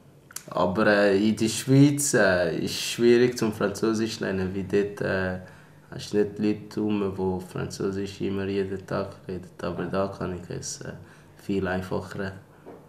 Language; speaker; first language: German; early bilingual, other home language; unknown